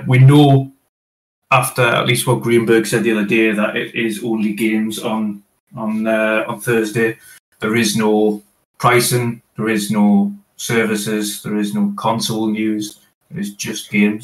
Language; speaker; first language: English; native; English